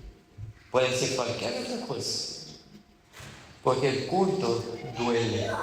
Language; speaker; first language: Spanish; non-native, fluent; Portuguese